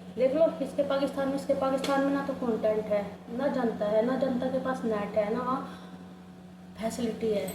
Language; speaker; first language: Hindi; native; Hindi